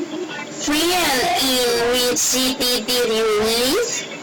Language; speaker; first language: English; non-native, learner; Spanish